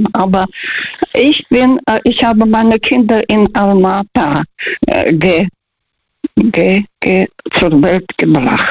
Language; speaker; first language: German; early bilingual, heritage; Russian